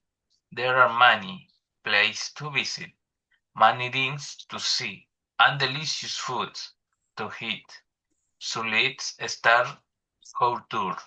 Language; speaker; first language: English; non-native, learner; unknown